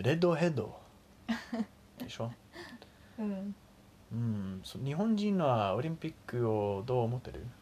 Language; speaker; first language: Japanese; non-native, learner; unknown